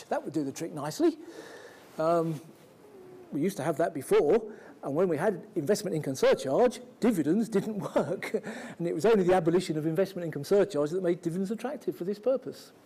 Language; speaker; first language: English; native; English